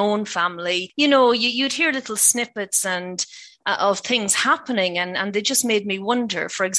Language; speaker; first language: English; native; English